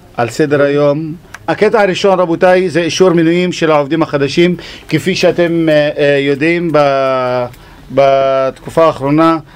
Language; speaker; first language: Hebrew; non-native, local second language; Arabic